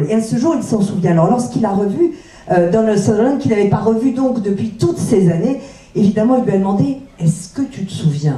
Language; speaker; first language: French; native; French